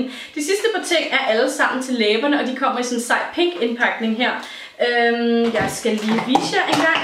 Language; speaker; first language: Danish; native; Danish